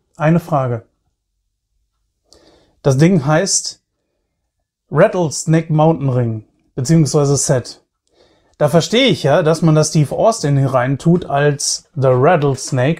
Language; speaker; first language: German; native; German